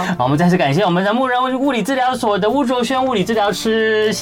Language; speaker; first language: Chinese; native; Chinese